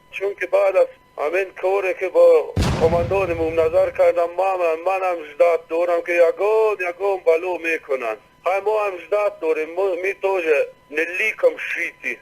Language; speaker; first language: Tajik; non-native, local second language; Shughni